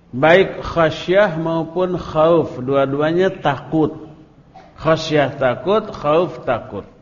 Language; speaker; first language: Indonesian; non-native, local second language; Sundanese